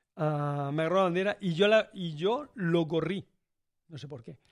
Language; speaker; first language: Spanish; native; Spanish